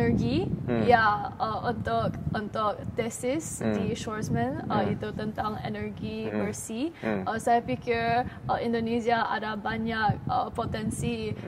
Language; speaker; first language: Indonesian; non-native, learner; Chinese